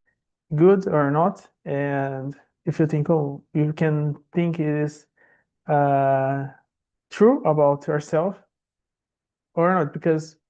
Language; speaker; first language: English; non-native, learner; Portuguese